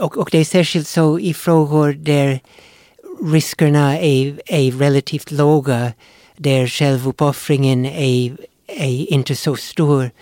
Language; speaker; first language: Swedish; non-native, fluent; English